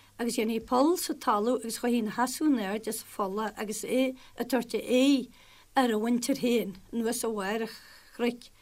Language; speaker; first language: Irish; native; Irish